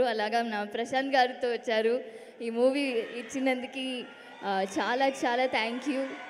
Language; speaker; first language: Telugu; non-native, local second language; Tamil